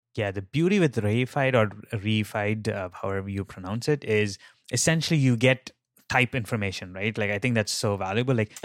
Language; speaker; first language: English; non-native, local second language; Tamil